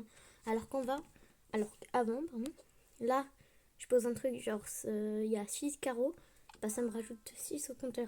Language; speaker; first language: French; native; French